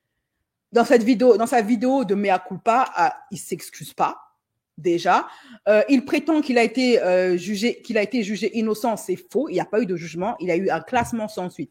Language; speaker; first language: French; native; French